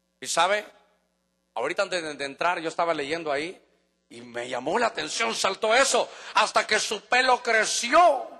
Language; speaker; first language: Spanish; native; Spanish